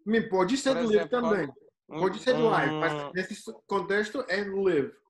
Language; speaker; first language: Portuguese; non-native, learner; Spanish